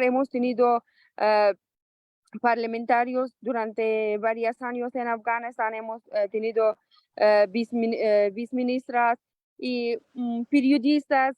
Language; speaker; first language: Spanish; non-native, local second language; Persian